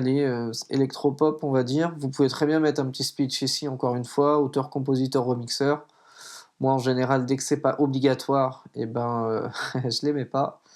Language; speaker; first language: French; native; French